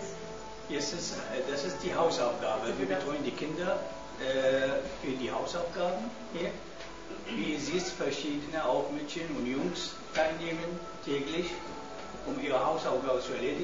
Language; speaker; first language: German; non-native, learner; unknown